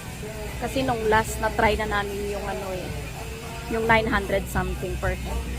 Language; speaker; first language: Filipino; non-native, local second language; Hiligaynon